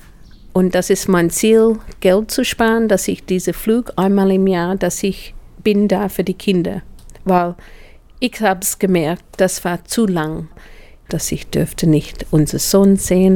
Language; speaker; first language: German; non-native, fluent; English